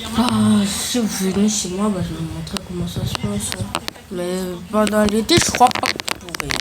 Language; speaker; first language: French; native; French